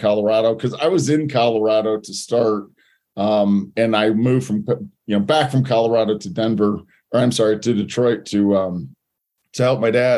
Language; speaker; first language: English; native; English